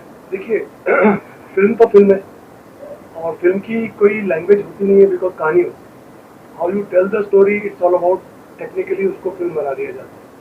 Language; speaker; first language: Hindi; native; Hindi